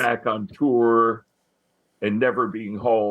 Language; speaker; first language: English; native; English